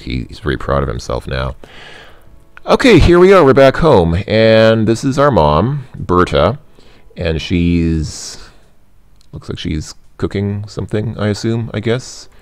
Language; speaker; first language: English; native; English